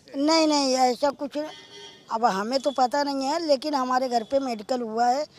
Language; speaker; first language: Hindi; native; Hindi